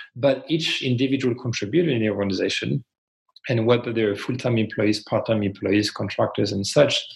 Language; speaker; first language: English; non-native, fluent; French